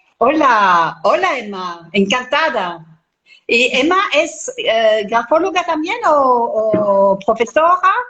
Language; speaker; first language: Spanish; non-native, fluent; French